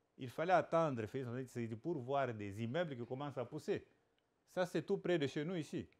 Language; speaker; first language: French; non-native, local second language; Lingala